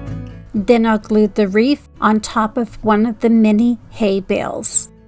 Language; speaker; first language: English; native; English